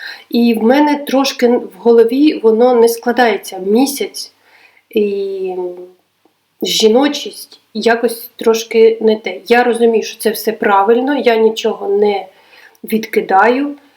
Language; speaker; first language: Ukrainian; non-native, local second language; Russian